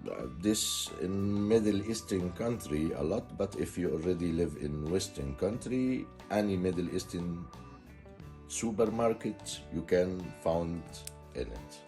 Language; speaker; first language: English; non-native, learner; Arabic